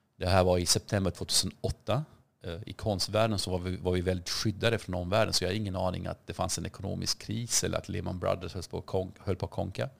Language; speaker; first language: Swedish; early bilingual, other home language; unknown